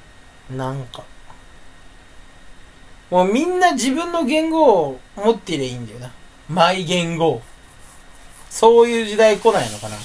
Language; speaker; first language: Japanese; native; Japanese